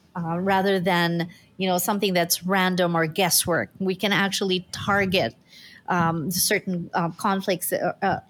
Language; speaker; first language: English; non-native, local second language; Filipino